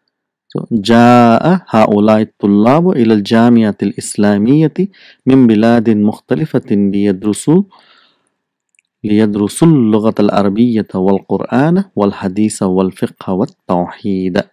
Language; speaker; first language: Arabic; non-native, fluent; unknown